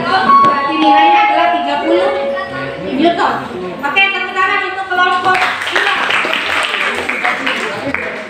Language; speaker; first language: Indonesian; native; Indonesian